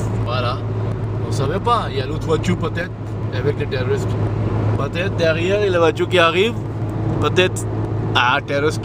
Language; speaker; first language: French; non-native, fluent; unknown